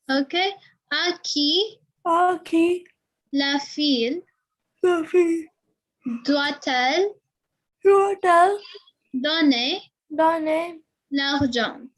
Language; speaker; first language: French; non-native, learner; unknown